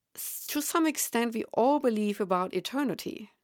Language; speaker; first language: English; non-native, fluent; German